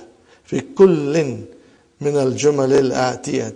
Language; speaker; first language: Arabic; non-native, fluent; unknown